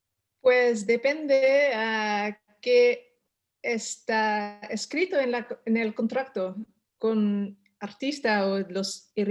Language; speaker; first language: Spanish; non-native, learner; Dutch